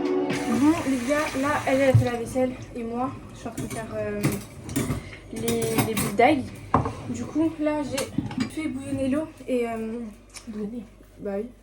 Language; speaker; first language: French; native; French